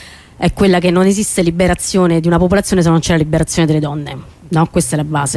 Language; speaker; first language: Italian; native; Italian